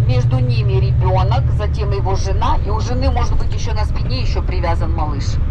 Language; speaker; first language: Russian; native; Russian